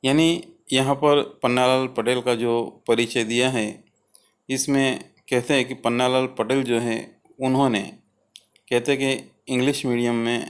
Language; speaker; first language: Hindi; non-native, local second language; Gujarati